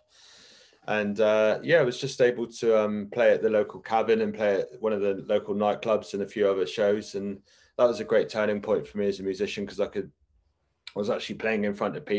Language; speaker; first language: English; native; English